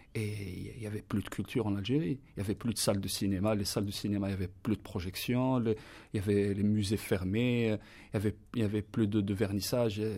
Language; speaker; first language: French; non-native, local second language; Kabyle